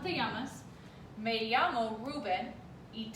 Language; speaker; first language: Spanish; non-native, fluent; English